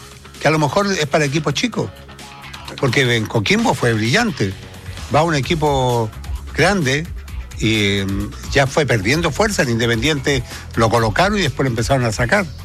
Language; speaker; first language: Spanish; native; Spanish